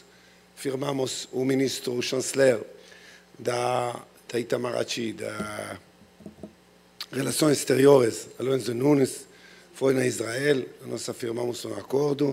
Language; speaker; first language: Portuguese; non-native, learner; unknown